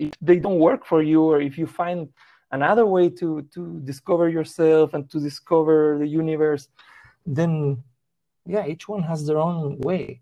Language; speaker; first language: English; non-native, fluent; Spanish